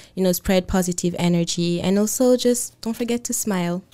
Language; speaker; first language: English; non-native, fluent; French